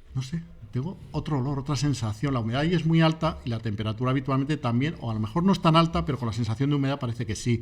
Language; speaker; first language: Spanish; native; Spanish